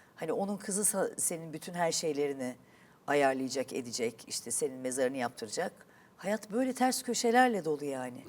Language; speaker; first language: Turkish; native; Turkish